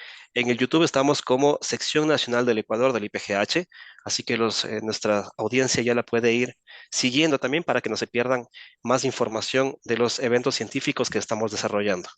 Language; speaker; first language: Spanish; native; Spanish